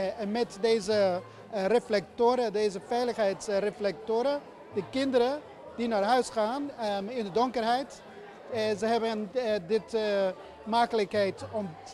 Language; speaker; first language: Dutch; non-native, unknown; English